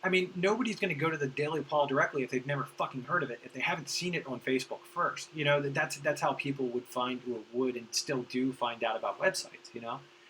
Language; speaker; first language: English; native; English